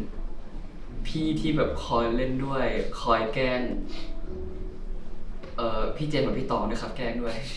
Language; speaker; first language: Thai; native; Thai